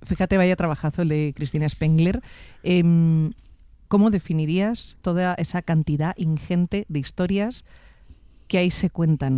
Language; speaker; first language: Spanish; native; Spanish